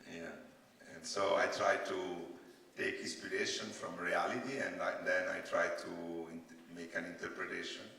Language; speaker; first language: English; non-native, learner; Italian